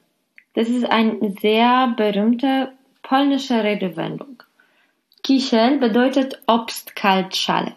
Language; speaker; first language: German; non-native, fluent; Polish